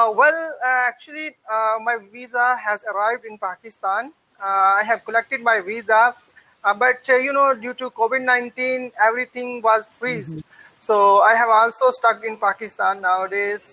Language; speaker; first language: English; non-native, learner; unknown